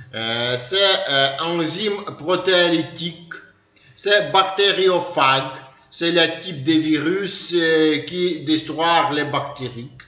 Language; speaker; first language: French; non-native, learner; Ukrainian